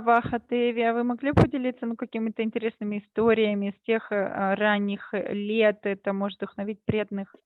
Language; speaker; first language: Russian; native; Russian